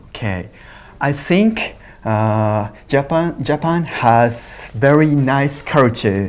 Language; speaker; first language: English; non-native, learner; Japanese